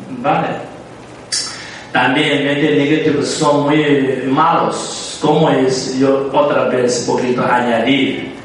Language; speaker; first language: Spanish; non-native, learner; Tibetan